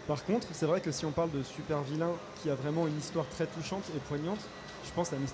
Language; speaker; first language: French; native; French